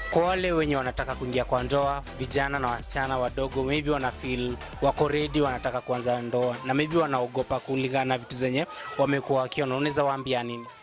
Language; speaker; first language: Swahili; native; Swahili